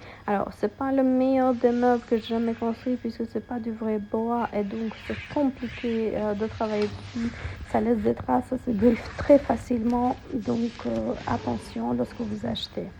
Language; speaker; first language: French; non-native, fluent; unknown